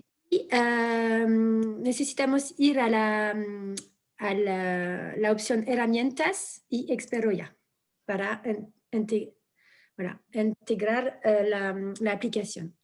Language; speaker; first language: Spanish; non-native, fluent; French